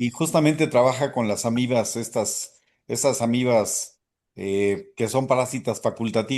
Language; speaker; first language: Spanish; native; Spanish